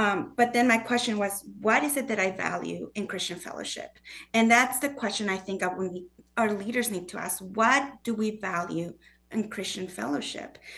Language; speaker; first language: English; non-native, fluent; Spanish